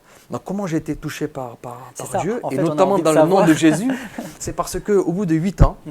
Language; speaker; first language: French; native; French